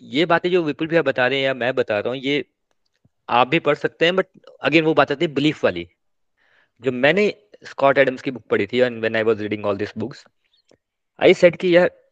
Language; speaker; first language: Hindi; non-native, local second language; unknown